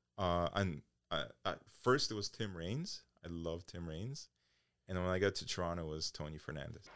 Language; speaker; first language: English; early bilingual, other home language; Polish